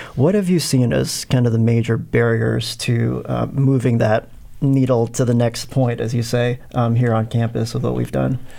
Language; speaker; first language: English; non-native, local second language; Filipino